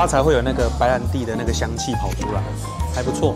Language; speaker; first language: Chinese; native; Chinese